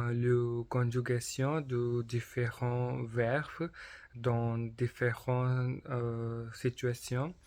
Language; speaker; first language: French; non-native, learner; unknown